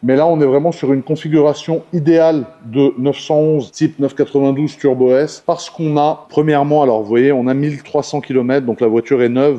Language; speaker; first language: French; native; French